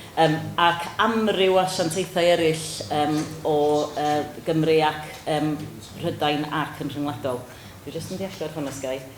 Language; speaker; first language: Welsh; native; Welsh